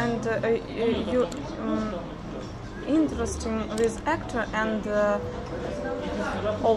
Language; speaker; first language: English; non-native, learner; Russian